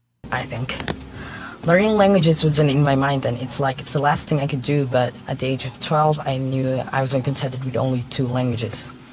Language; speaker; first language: English; non-native, local second language; Filipino